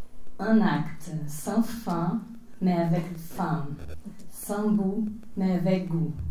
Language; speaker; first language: French; non-native, fluent; Portuguese